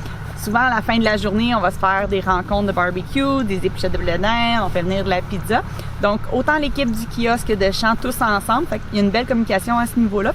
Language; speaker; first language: French; native; French